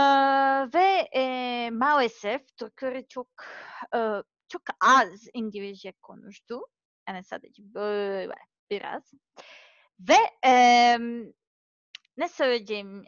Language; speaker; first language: Turkish; non-native, learner; Serbian